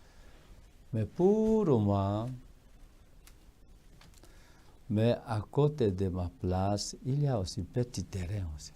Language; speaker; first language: French; non-native, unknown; Korean